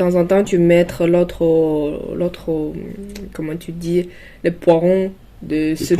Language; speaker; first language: French; non-native, learner; Chinese